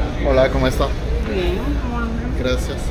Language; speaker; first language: Spanish; non-native, fluent; French